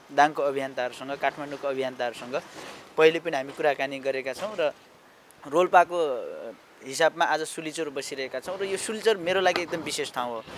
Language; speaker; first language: Nepali; non-native, local second language; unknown